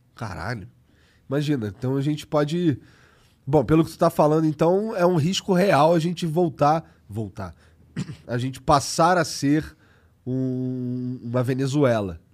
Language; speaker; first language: Portuguese; native; Portuguese